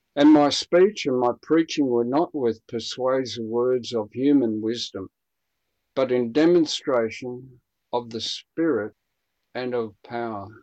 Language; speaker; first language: English; native; English